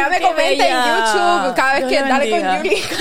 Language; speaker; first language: Spanish; early bilingual, heritage; Spanish